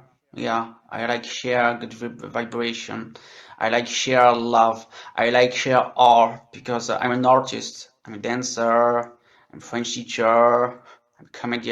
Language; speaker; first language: English; non-native, learner; French